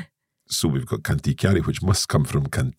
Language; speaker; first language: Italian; non-native, fluent; English